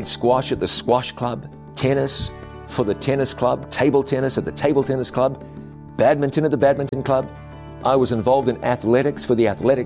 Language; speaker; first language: English; native; English